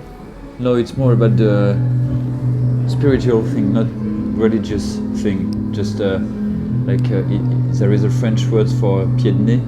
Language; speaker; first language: English; non-native, learner; French